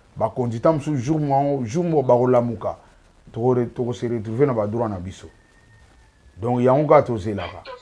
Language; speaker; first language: Lingala; native; Lingala